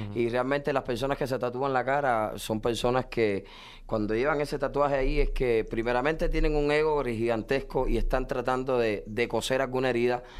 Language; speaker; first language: Spanish; native; Spanish